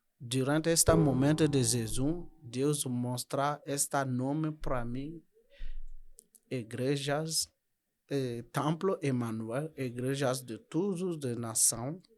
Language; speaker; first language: Portuguese; non-native, learner; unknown